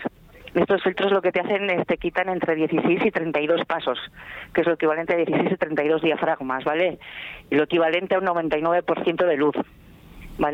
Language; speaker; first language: Spanish; native; Spanish